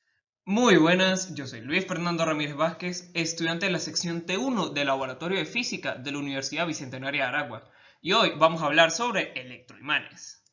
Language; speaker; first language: Spanish; native; Spanish